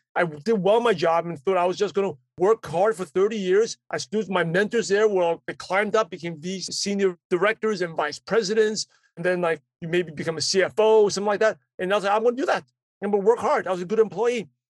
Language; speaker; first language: English; early bilingual, other home language; Cantonese